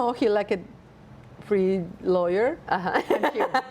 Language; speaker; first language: English; non-native, learner; Spanish